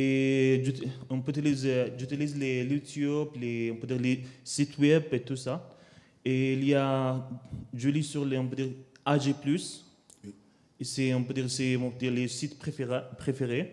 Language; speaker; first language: French; non-native, learner; Arabic